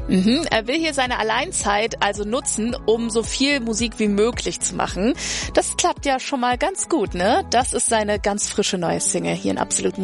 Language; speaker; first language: German; native; German